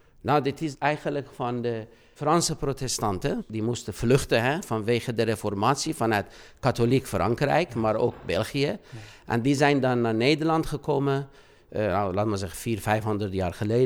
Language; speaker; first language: Dutch; non-native, fluent; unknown